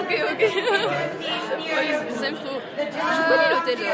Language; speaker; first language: French; non-native, local second language; Arabic